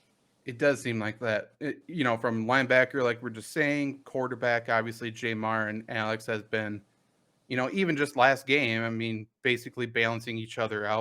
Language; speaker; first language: English; native; English